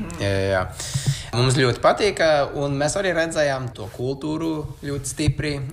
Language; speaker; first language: Latvian; non-native, fluent; English